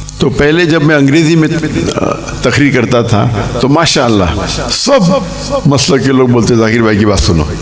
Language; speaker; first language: Urdu; non-native, local second language; Hindi